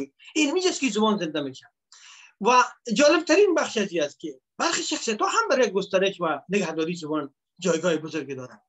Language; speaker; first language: Persian; native; Persian